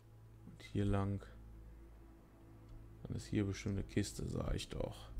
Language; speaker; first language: German; native; German